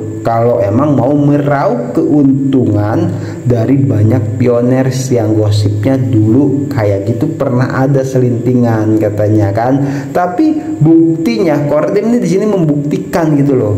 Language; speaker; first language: Indonesian; native; Indonesian